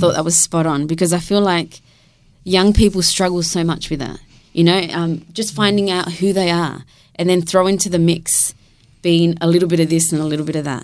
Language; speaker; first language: English; early bilingual, other home language; Spanish